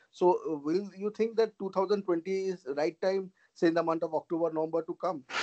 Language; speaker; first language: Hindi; non-native, local second language; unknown